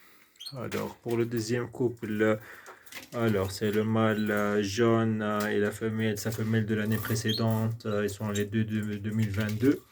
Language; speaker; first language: French; non-native, local second language; Arabic